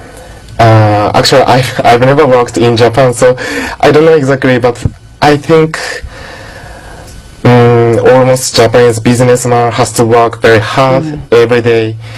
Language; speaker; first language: English; non-native, learner; Japanese